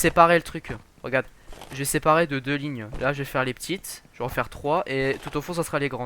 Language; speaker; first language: French; native; French